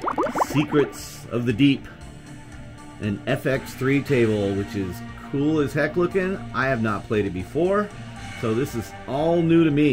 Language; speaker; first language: English; native; English